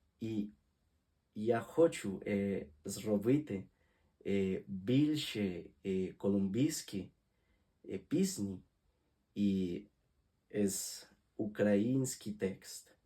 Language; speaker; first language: Ukrainian; non-native, learner; Spanish